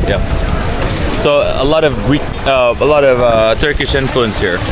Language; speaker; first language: English; non-native, fluent; Indonesian